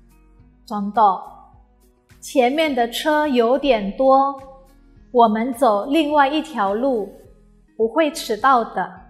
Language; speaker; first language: Chinese; non-native, fluent; Indonesian